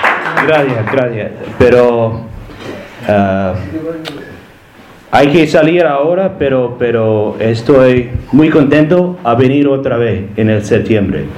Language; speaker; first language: Spanish; non-native, learner; English